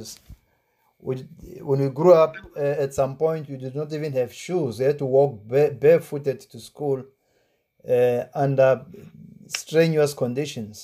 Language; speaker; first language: English; non-native, local second language; Tsonga